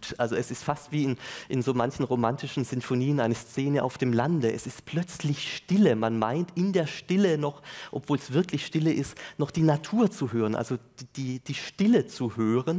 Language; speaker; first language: German; native; German